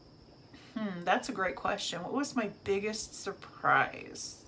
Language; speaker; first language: English; native; English